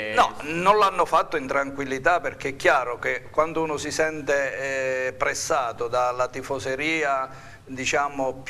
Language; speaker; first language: Italian; native; Italian